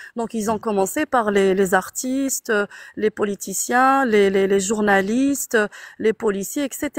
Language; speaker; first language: French; non-native, local second language; Arabic